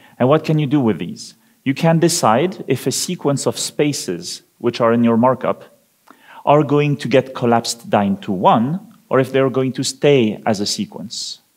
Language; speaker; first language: English; non-native, fluent; French